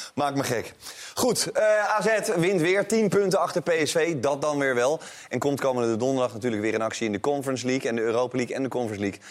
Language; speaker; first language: Dutch; native; Dutch